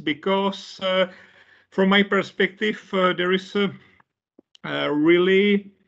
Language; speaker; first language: English; non-native, fluent; Czech